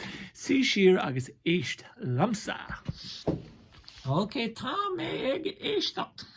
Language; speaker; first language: Irish; non-native, local second language; English